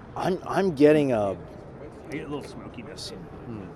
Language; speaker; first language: English; non-native, fluent; Spanish